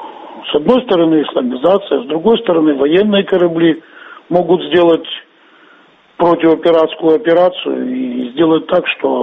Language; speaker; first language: Russian; native; Russian